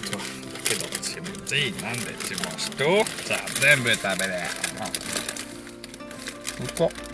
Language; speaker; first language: French; non-native, fluent; Japanese